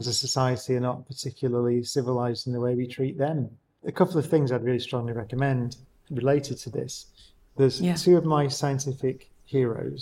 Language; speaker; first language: English; native; English